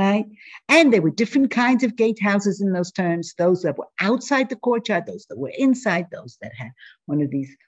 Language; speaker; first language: English; native; English